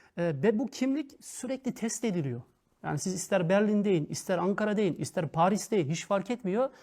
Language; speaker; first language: Turkish; early bilingual, heritage; Turkish